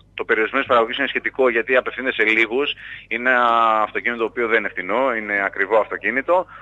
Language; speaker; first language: Greek; native; Greek